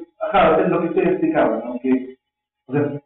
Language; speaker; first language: Spanish; native; Spanish